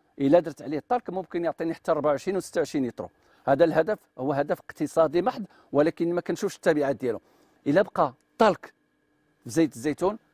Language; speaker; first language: Arabic; native; Arabic